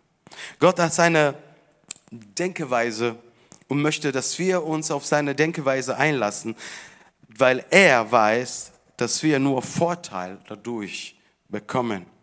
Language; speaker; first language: German; non-native, fluent; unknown